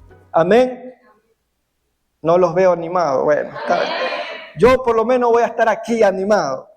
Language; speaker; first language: Spanish; native; Spanish